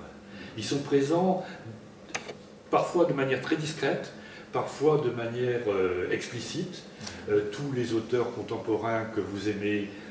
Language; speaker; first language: French; native; French